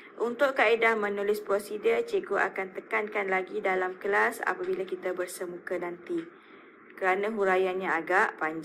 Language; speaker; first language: Malay; native; Malay